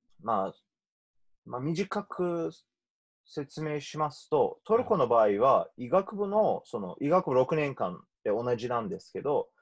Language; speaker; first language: Japanese; non-native, fluent; Turkish